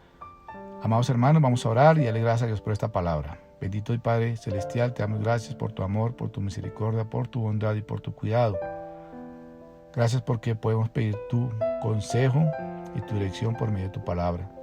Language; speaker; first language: Spanish; native; Spanish